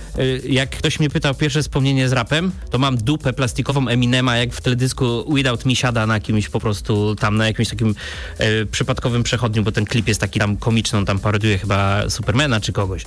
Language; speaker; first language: Polish; native; Polish